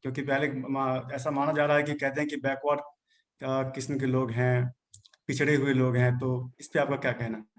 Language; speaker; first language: Hindi; native; Hindi